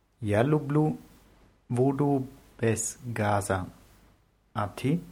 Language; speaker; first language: Russian; non-native, learner; German